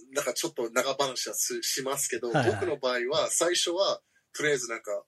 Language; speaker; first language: Japanese; early bilingual, heritage; Japanese